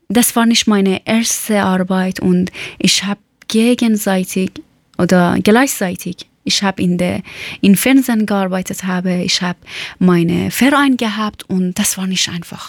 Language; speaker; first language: German; non-native, fluent; Persian